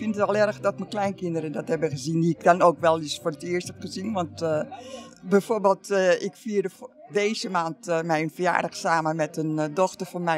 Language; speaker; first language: Dutch; native; Dutch